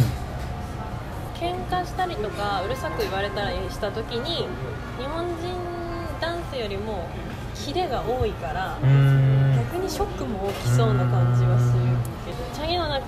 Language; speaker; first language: Japanese; native; Japanese